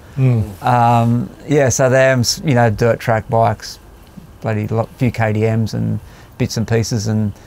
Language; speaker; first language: English; native; English